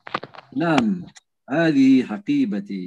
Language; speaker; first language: Arabic; non-native, learner; Indonesian